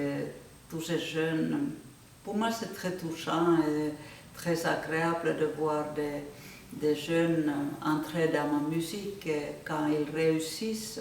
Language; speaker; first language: French; non-native, fluent; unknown